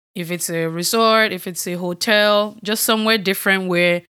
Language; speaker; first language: English; non-native, local second language; Yoruba